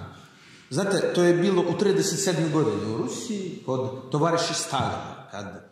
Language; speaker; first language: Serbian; non-native, learner; Russian